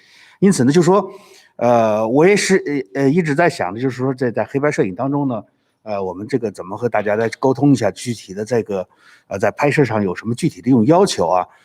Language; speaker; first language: Chinese; native; Chinese